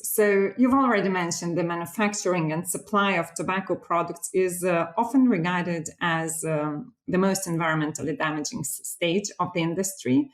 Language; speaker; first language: English; non-native, fluent; Lithuanian